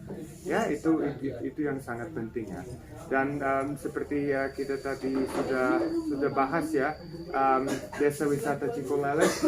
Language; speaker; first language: Indonesian; non-native, fluent; Serbian